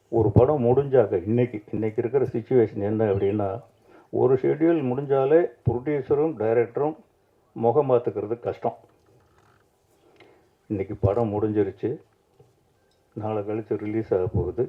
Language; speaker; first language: Tamil; native; Tamil